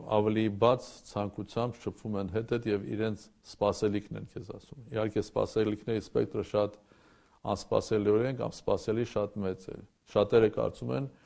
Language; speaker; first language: Armenian; native; Armenian